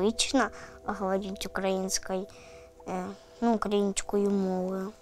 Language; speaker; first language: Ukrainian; non-native, local second language; Russian